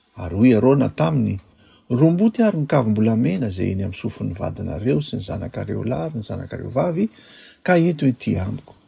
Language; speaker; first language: Malagasy; native; Malagasy